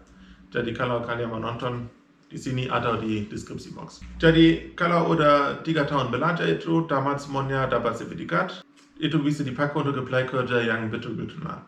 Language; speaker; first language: Indonesian; non-native, fluent; German